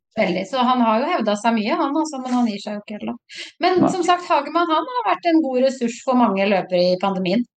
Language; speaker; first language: Norwegian; native; Norwegian